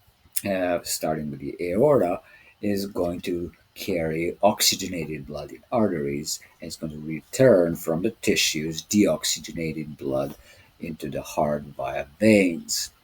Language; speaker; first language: English; non-native, fluent; Serbian